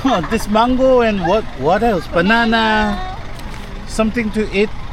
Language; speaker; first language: English; non-native, learner; Korean